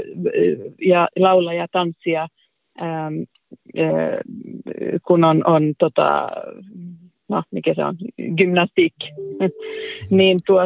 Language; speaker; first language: Finnish; non-native, local second language; Swedish